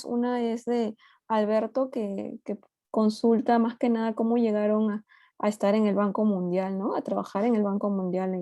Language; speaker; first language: Spanish; native; Spanish